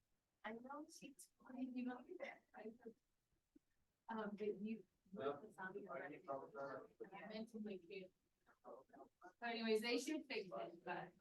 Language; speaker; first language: English; native; English